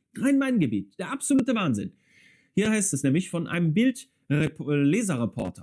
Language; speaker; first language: German; native; German